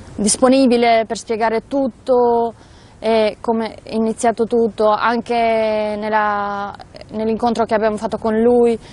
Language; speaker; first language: Italian; non-native, fluent; Albanian